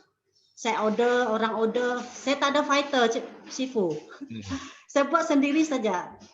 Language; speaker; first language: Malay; non-native, local second language; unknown